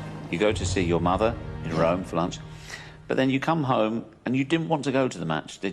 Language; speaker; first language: English; native; English